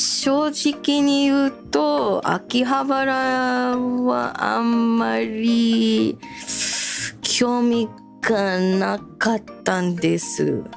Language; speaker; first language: Japanese; non-native, learner; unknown